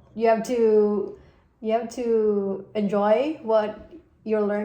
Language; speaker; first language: English; non-native, learner; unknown